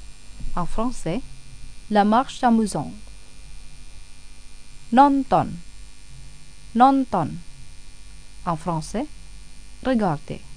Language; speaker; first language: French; non-native, fluent; Indonesian